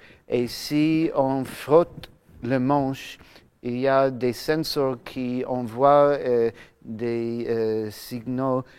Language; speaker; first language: French; non-native, fluent; English